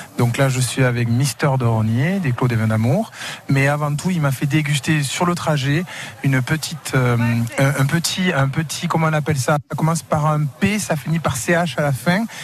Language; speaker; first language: French; native; French